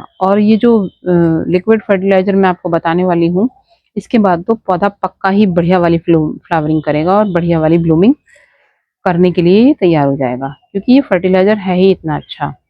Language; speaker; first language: Hindi; native; Hindi